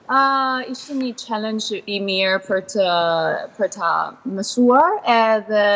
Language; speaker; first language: Albanian; early bilingual, heritage; Albanian